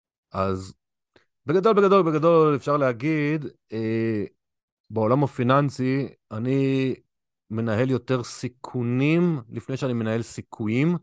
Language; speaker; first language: Hebrew; native; Hebrew